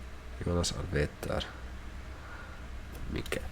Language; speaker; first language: Swedish; non-native, learner; English